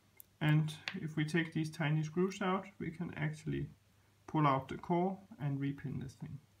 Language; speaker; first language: English; non-native, fluent; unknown